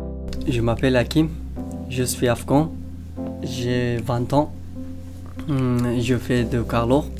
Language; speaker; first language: French; non-native, learner; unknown